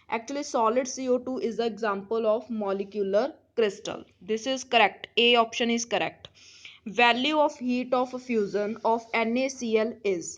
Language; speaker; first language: English; non-native, local second language; Punjabi